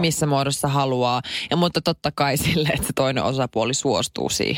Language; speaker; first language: Finnish; native; Finnish